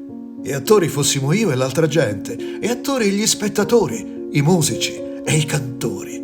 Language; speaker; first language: Italian; native; Italian